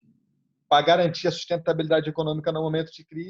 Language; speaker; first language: Portuguese; native; Portuguese